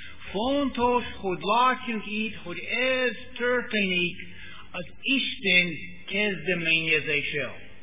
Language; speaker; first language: Hungarian; non-native, fluent; English